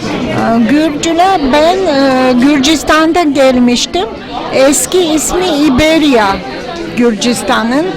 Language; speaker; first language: Turkish; non-native, fluent; Georgian